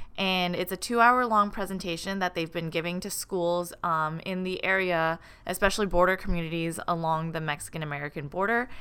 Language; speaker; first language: English; native; English